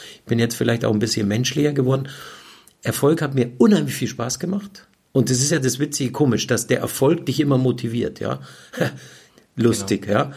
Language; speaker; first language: German; native; German